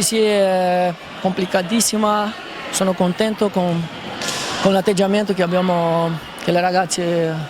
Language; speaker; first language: Italian; non-native, fluent; Spanish